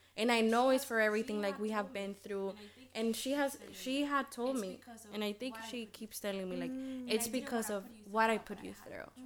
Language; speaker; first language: English; early bilingual, other home language; Spanish